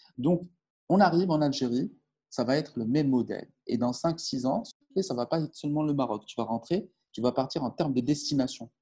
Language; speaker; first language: French; non-native, local second language; Arabic